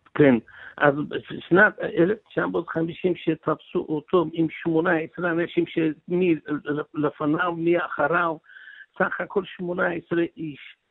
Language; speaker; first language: Hebrew; non-native, local second language; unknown